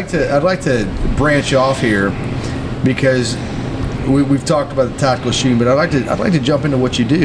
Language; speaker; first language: English; native; English